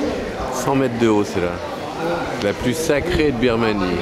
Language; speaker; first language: French; native; French